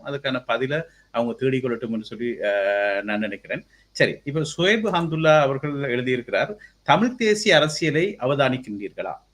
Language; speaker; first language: Tamil; native; Tamil